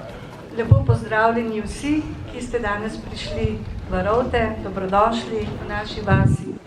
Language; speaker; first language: Slovenian; native; Slovenian